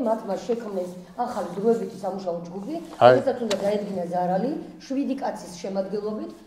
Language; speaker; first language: Georgian; native; Georgian